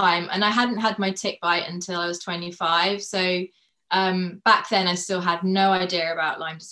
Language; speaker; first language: English; native; English